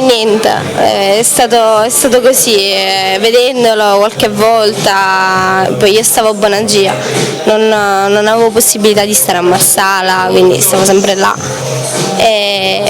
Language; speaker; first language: Italian; native; Italian